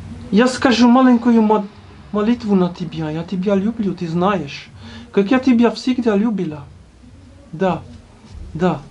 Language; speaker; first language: Russian; non-native, learner; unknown